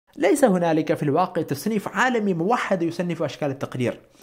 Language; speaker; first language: Arabic; non-native, fluent; Malayalam